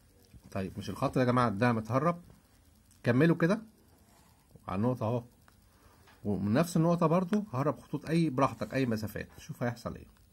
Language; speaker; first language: Arabic; native; Arabic